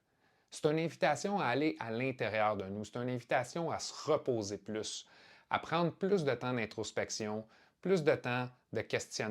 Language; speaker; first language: French; native; French